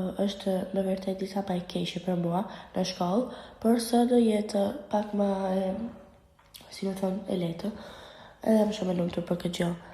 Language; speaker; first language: Albanian; early bilingual, heritage; Albanian